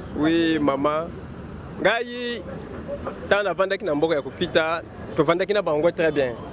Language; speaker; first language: Lingala; non-native, local second language; Luba-Lulua